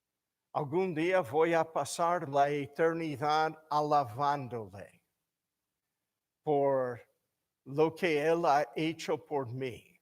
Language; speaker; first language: Spanish; non-native, fluent; English